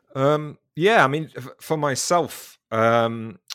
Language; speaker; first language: English; native; English